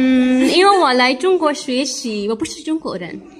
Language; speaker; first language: Chinese; non-native, learner; Urdu